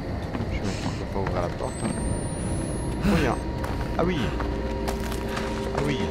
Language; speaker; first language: French; native; French